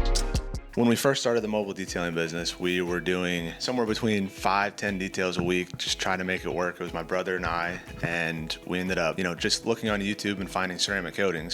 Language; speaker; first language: English; native; English